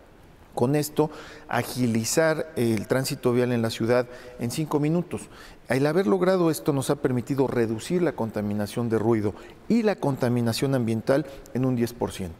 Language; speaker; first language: Spanish; native; Spanish